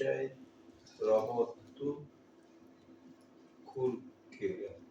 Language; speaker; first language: Russian; non-native, learner; Uzbek